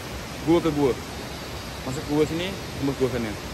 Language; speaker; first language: Malay; native; Malay